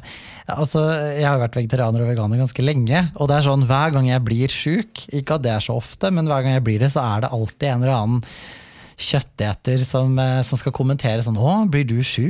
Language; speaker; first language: Norwegian; native; Norwegian